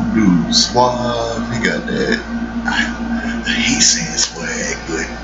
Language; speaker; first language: English; native; English